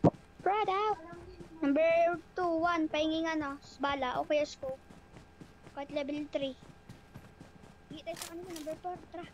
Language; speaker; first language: Filipino; non-native, local second language; Hiligaynon